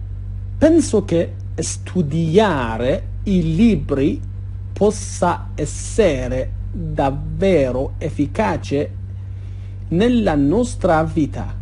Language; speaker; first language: Italian; non-native, fluent; Persian